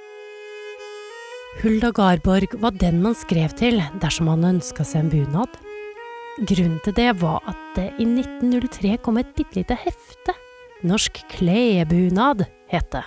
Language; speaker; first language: Norwegian; native; Norwegian